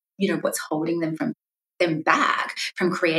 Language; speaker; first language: English; native; English